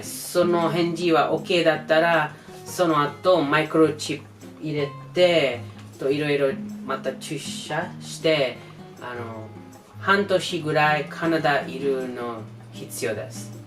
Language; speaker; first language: Japanese; non-native, learner; English